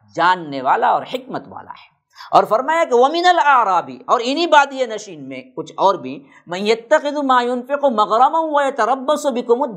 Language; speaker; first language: Urdu; native; Urdu